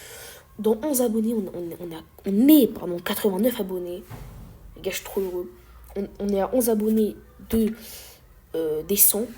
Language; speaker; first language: French; native; French